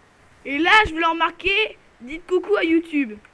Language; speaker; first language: French; native; French